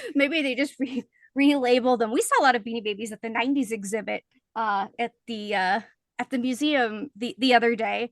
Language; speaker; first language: English; native; English